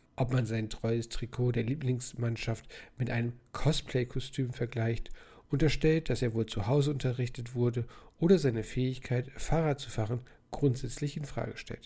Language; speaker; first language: German; native; German